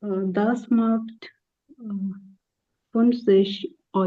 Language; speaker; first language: German; non-native, learner; Hindi